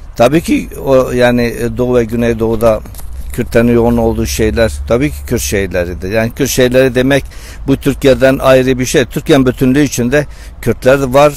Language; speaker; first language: Turkish; non-native, local second language; Kurdish